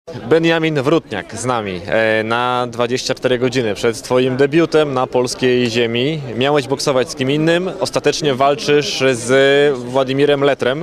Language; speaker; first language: Polish; native; Polish